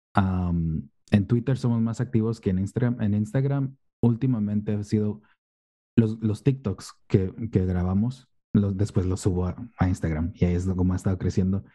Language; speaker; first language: Spanish; native; Spanish